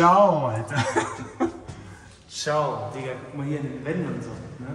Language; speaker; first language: German; native; German